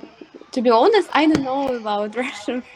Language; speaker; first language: English; non-native, fluent; Russian